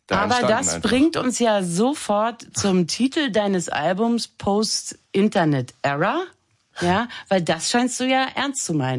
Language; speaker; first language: German; native; German